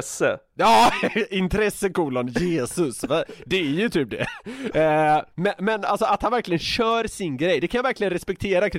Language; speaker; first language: Swedish; native; Swedish